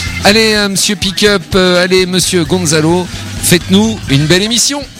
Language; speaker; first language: French; native; French